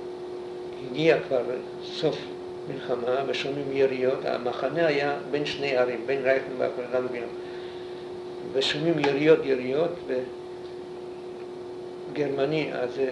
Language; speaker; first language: Hebrew; non-native, fluent; Polish